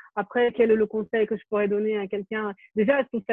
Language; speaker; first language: French; non-native, fluent; Ukrainian